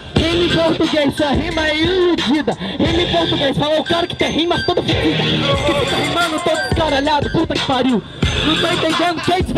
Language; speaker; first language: Portuguese; native; Portuguese